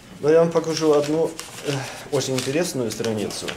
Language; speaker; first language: Russian; non-native, fluent; Norwegian